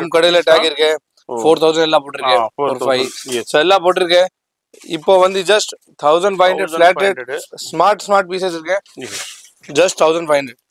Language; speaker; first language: Tamil; non-native, local second language; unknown